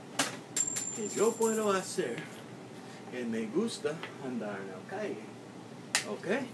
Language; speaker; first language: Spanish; non-native, learner; English